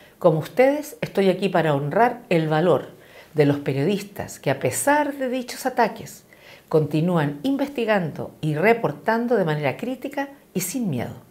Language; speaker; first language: Spanish; native; Spanish